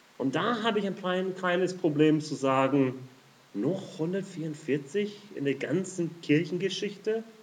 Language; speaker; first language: German; non-native, fluent; English